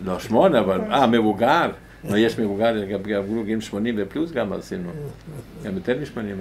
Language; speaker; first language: Hebrew; non-native, fluent; Russian